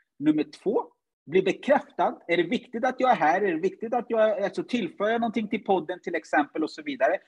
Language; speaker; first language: Swedish; early bilingual, other home language; Ganda